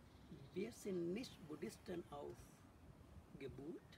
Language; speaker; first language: German; non-native, learner; Sinhala